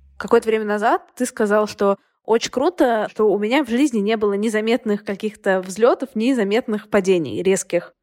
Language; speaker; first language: Russian; native; Russian